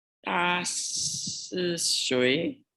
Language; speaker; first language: Chinese; non-native, learner; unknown